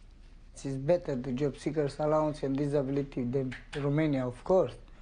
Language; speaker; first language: English; non-native, learner; Romanian